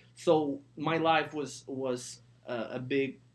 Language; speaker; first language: English; early bilingual, other home language; Spanish